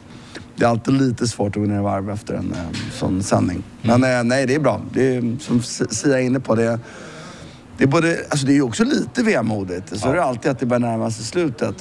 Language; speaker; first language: Swedish; native; Swedish